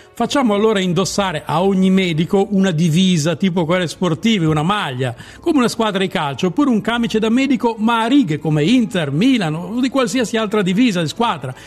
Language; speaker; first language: Italian; native; Italian